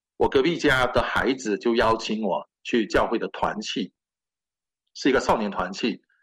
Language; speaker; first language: Chinese; native; Chinese